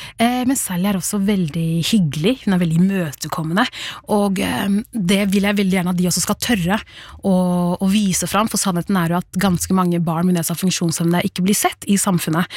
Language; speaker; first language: Norwegian; early bilingual, other home language; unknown